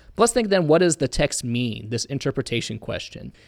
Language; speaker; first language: English; native; English